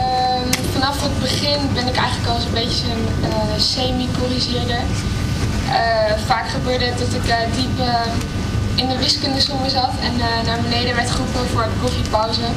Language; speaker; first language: Dutch; early bilingual, other home language; Persian